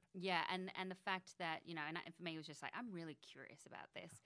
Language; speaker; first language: English; native; English